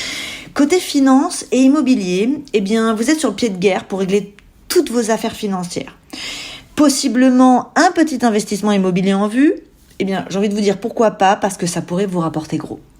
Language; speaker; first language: French; native; French